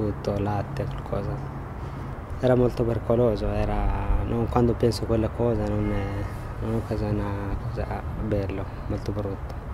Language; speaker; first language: Italian; non-native, learner; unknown